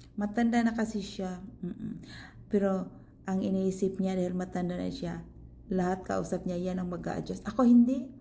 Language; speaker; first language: Filipino; non-native, local second language; Cebuano